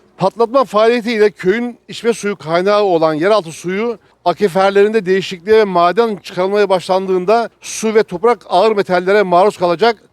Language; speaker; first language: Turkish; native; Turkish